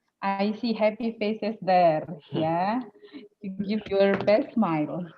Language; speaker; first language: English; non-native, fluent; Indonesian